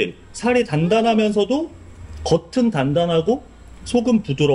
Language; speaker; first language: Korean; native; Korean